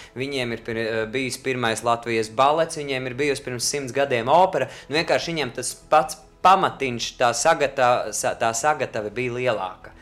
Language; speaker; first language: Latvian; native; Latvian